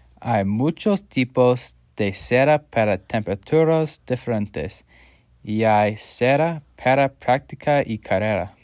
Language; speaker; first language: Spanish; non-native, learner; English